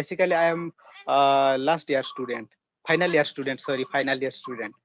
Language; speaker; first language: English; non-native, learner; Odia